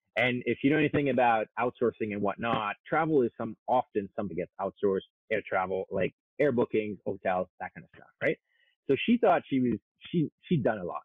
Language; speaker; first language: English; non-native, local second language; French